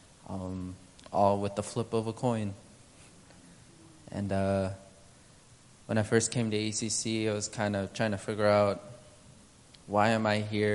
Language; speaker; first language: English; early bilingual, other home language; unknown